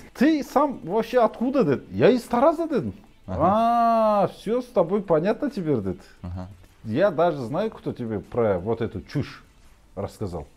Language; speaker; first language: Russian; non-native, local second language; Kazakh